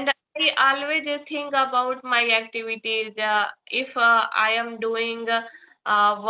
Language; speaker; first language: English; non-native, learner; Hindi